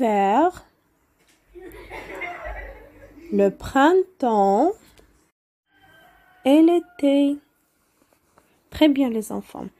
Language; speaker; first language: French; non-native, local second language; Arabic